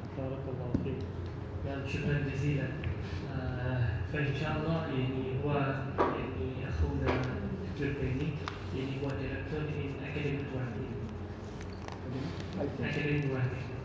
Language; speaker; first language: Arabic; non-native, fluent; Indonesian